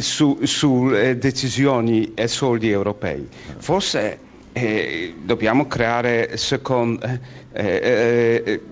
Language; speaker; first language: Italian; non-native, fluent; Polish